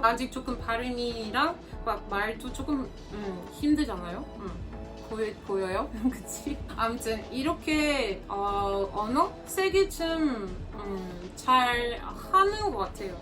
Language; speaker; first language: Korean; non-native, fluent; French